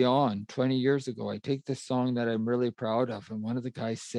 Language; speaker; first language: English; native; English